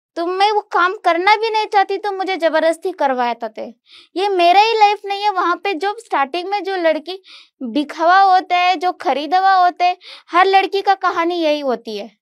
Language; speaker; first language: Hindi; non-native, local second language; Kannada